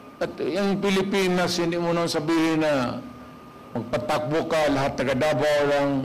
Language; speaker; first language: Filipino; non-native, local second language; Cebuano